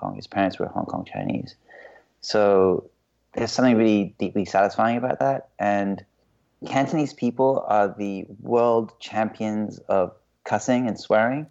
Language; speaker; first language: English; native; English